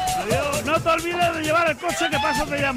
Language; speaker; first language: Spanish; native; Spanish